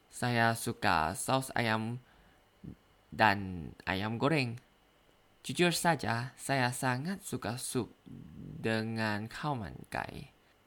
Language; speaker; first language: Indonesian; non-native, learner; Thai